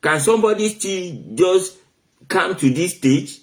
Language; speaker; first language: English; non-native, local second language; Yoruba